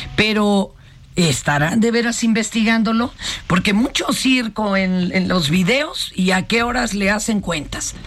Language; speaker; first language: Spanish; native; Spanish